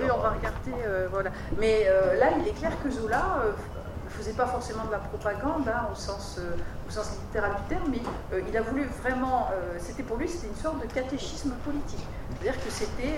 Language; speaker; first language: French; native; French